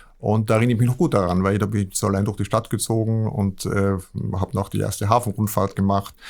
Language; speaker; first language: German; native; German